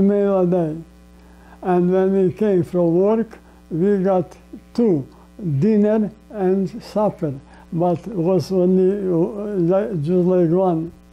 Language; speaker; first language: English; non-native, learner; Polish